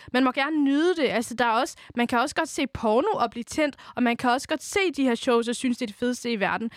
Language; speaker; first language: Danish; early bilingual, other home language; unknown